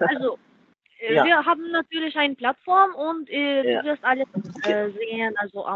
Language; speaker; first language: German; non-native, fluent; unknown